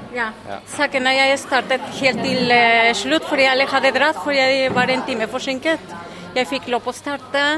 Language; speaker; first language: Norwegian; non-native, fluent; Spanish